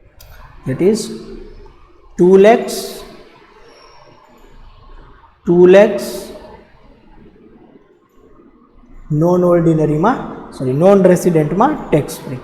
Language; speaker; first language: English; non-native, local second language; Gujarati